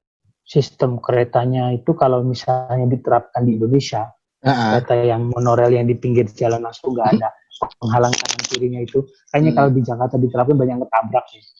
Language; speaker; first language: Indonesian; native; Indonesian